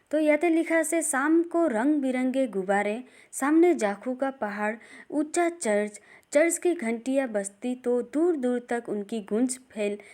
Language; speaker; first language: Hindi; non-native, local second language; Assamese